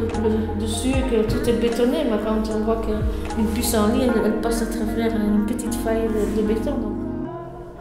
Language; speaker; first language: French; native; French